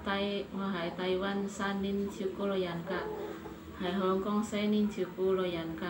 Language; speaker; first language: Cantonese; non-native, learner; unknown